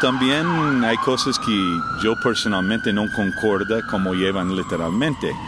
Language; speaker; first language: Spanish; non-native, fluent; English